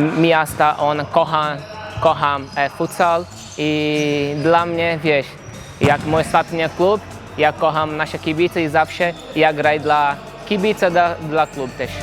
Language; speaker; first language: Polish; non-native, learner; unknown